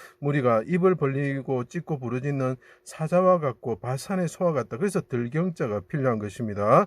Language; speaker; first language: Korean; native; Korean